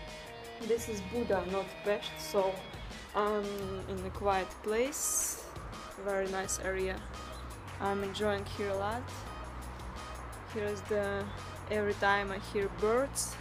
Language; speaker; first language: English; non-native, learner; Russian